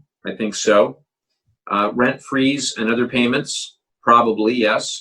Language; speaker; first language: English; native; English